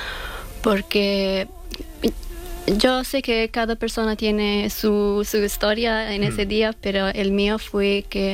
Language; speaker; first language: Spanish; non-native, fluent; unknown